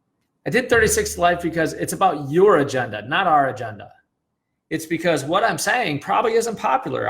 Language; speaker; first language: English; native; English